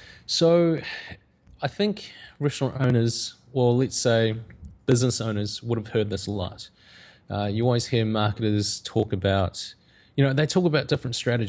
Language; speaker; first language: English; native; English